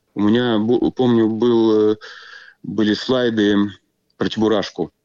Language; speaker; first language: Russian; native; Russian